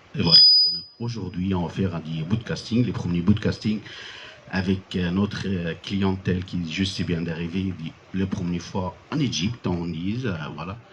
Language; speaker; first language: French; non-native, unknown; Arabic